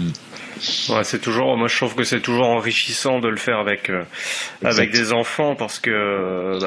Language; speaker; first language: French; native; French